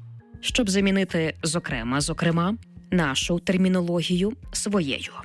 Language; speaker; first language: Ukrainian; native; Ukrainian